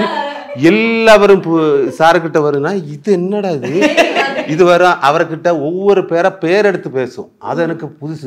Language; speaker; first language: Tamil; non-native, learner; Malayalam